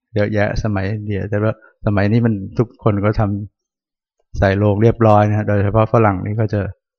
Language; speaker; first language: Thai; native; Thai